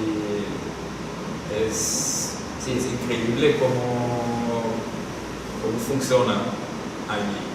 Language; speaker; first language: Spanish; non-native, fluent; German